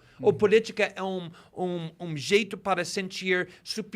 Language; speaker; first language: Portuguese; non-native, fluent; English